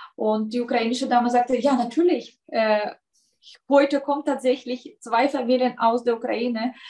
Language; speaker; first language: German; non-native, fluent; Russian